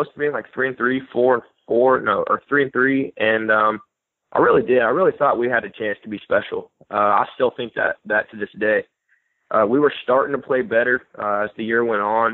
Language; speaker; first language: English; native; English